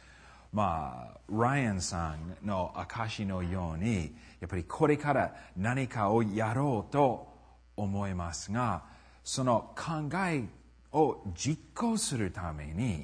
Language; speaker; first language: Japanese; non-native, fluent; English